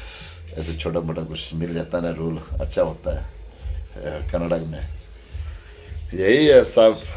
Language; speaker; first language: Hindi; non-native, local second language; Tibetan